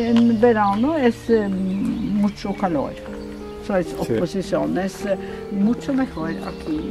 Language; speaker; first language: Spanish; non-native, learner; Norwegian